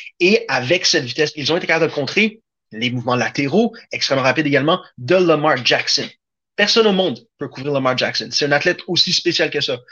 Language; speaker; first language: French; native; French